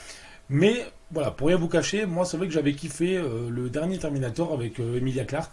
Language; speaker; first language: French; native; French